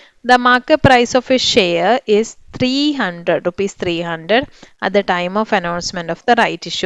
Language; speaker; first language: English; non-native, local second language; Malayalam